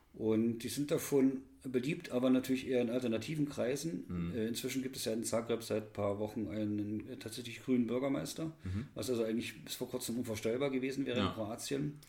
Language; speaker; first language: German; native; German